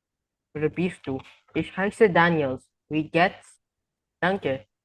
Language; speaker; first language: German; non-native, learner; Indonesian